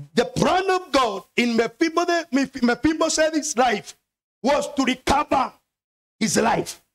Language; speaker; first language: English; non-native, local second language; Swahili